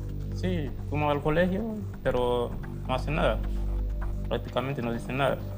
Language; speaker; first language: Spanish; non-native, learner; Haitian Creole